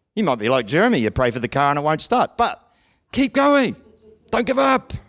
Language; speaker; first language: English; native; English